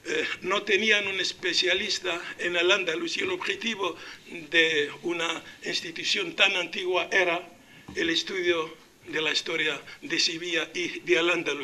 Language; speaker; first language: Spanish; non-native, local second language; Arabic